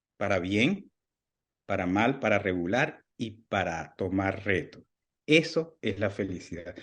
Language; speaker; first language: Spanish; native; Spanish